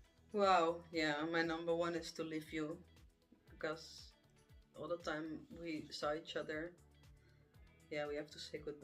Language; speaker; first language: English; non-native, learner; Dutch